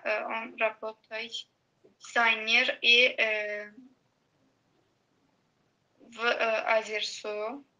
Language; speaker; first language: Russian; non-native, learner; Azerbaijani